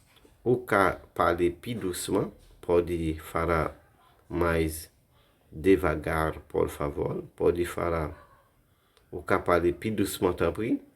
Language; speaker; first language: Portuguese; non-native, learner; Haitian Creole